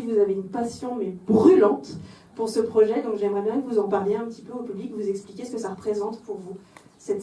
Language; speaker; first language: French; native; French